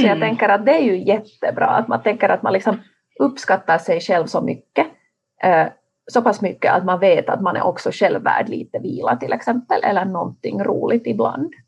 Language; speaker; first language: Swedish; native; Swedish